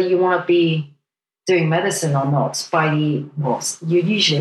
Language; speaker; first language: English; non-native, local second language; Cantonese